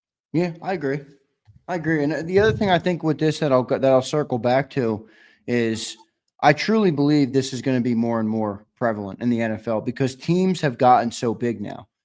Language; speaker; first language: English; native; English